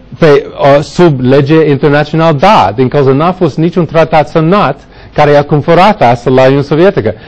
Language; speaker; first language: Romanian; non-native, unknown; English